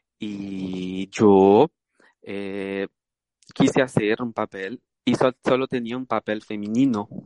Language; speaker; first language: Spanish; non-native, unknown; Portuguese